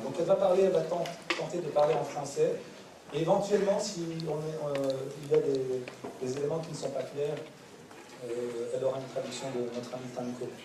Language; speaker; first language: French; native; French